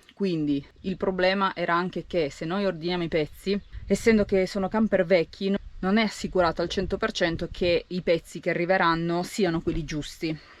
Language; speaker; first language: Italian; native; Italian